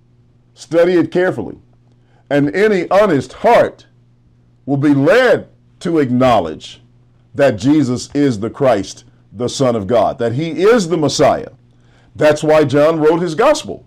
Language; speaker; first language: English; native; English